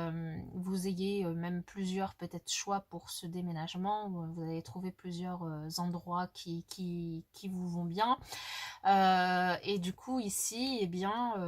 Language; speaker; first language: French; native; French